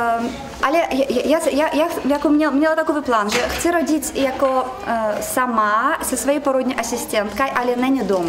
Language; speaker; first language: Czech; non-native, learner; Russian